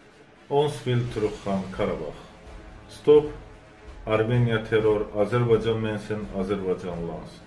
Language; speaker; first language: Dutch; non-native, learner; Azerbaijani